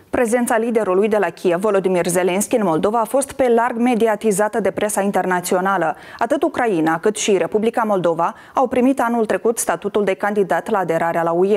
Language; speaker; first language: Romanian; native; Romanian